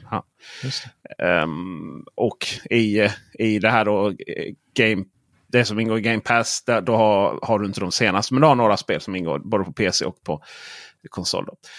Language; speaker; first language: Swedish; native; Swedish